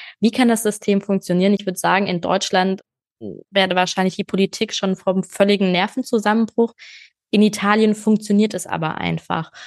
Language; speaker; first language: German; native; German